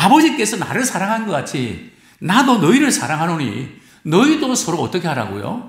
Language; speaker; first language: Korean; native; Korean